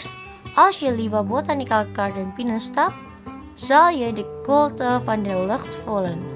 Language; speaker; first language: Dutch; non-native, fluent; Indonesian